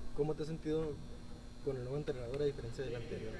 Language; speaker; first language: Spanish; native; Spanish